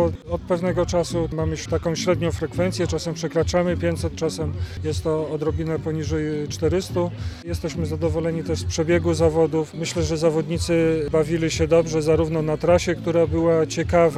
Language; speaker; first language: Polish; native; Polish